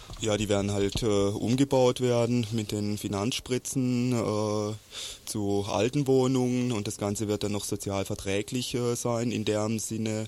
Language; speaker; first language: German; native; German